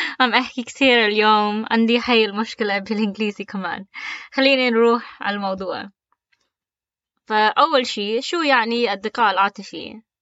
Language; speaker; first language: Arabic; early bilingual, heritage; Arabic